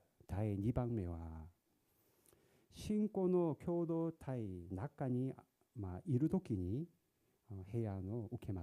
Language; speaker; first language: Japanese; non-native, learner; Korean